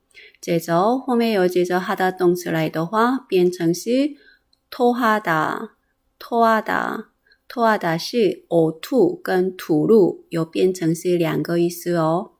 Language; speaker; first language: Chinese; non-native, fluent; Korean